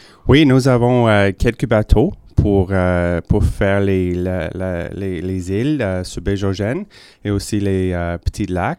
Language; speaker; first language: French; non-native, local second language; English